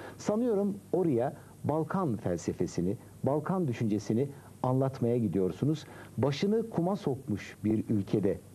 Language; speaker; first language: Turkish; native; Turkish